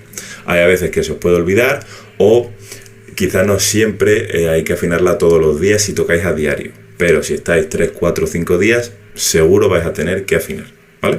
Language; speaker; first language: Spanish; native; Spanish